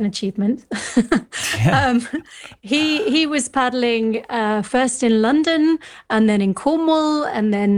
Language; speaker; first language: English; native; English